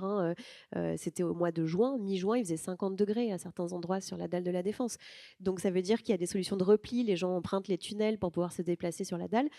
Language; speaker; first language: French; native; French